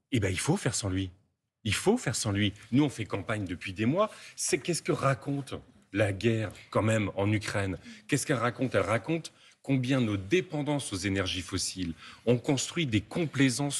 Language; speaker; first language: French; native; French